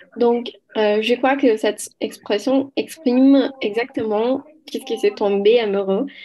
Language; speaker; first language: French; non-native, learner; Portuguese